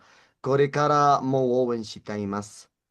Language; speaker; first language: Japanese; non-native, learner; Spanish